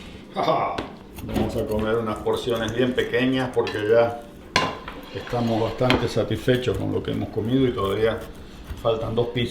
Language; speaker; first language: Spanish; native; Spanish